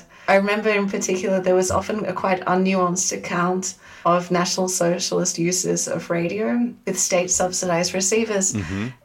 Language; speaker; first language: English; native; English